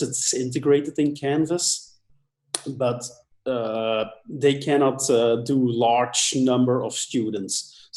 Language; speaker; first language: English; non-native, fluent; Dutch